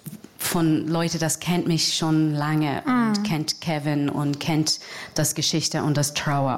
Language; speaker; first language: German; non-native, fluent; English